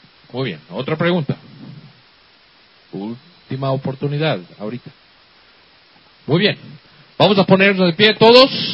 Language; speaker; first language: Spanish; native; Spanish